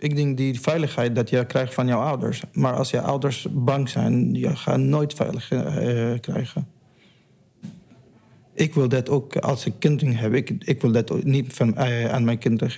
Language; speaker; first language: Dutch; non-native, learner; Arabic